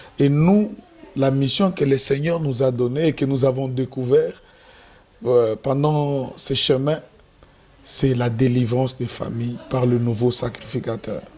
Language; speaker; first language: French; non-native, local second language; Lingala